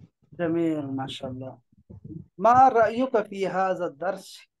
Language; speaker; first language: Arabic; non-native, fluent; Urdu